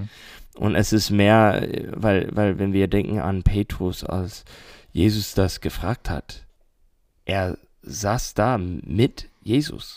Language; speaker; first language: German; non-native, learner; English